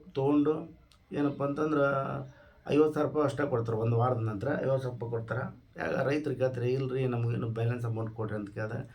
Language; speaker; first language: Kannada; native; Kannada